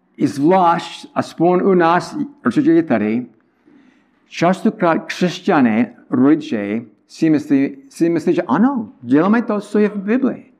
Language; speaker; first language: Czech; non-native, learner; English